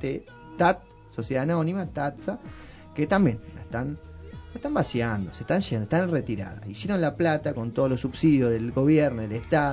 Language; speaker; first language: Spanish; native; Spanish